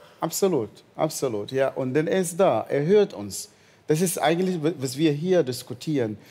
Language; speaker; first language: German; non-native, fluent; Arabic